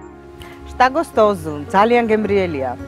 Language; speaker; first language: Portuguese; non-native, fluent; Georgian